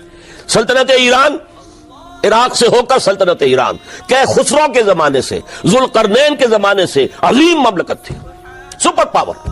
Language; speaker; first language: Urdu; native; Urdu